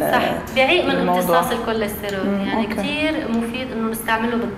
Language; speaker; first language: Arabic; native; Arabic